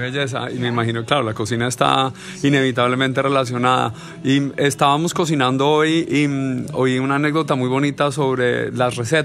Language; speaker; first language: Spanish; native; Spanish